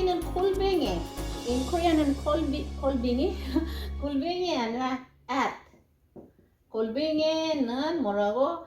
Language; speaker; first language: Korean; non-native, learner; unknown